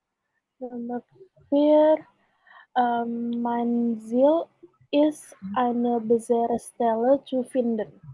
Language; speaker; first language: German; non-native, learner; Indonesian